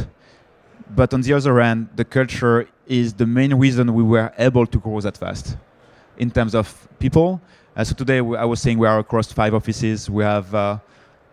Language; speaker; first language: English; non-native, fluent; French